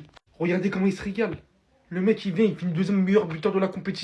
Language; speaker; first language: French; native; French